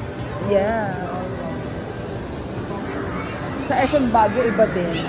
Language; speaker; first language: Filipino; native; Filipino